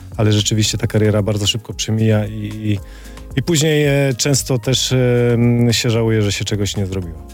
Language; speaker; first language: Polish; native; Polish